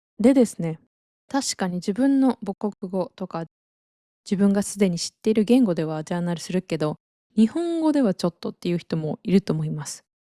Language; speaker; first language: Japanese; native; Japanese